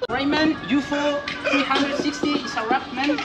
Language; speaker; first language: English; non-native, learner; Spanish